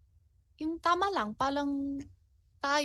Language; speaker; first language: Filipino; non-native, learner; Chinese